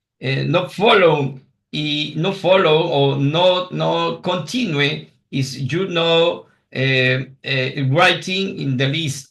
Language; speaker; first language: English; non-native, learner; Spanish